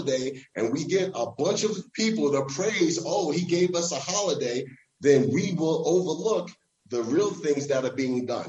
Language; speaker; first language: English; native; English